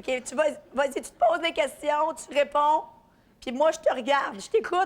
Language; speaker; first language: French; native; French